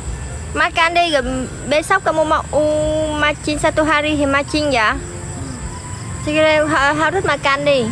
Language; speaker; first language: Indonesian; non-native, learner; Vietnamese